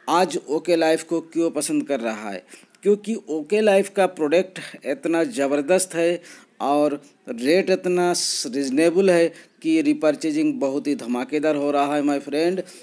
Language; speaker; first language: Hindi; native; Hindi